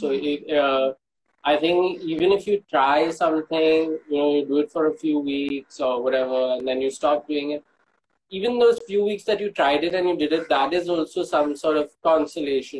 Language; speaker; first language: English; non-native, local second language; Hindi